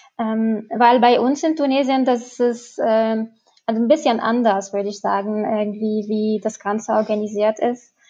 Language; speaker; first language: German; non-native, fluent; Arabic